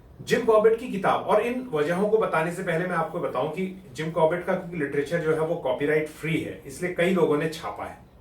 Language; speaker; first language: Hindi; native; Hindi